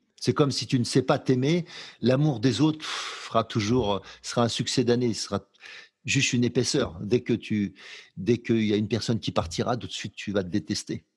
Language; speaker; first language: French; native; French